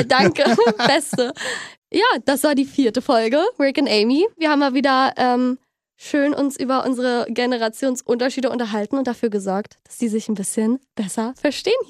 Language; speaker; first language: German; native; German